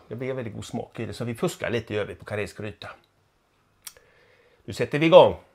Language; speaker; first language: Swedish; native; Swedish